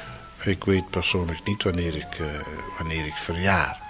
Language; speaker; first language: Dutch; non-native, fluent; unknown